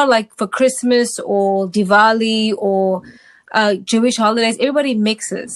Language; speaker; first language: English; native; English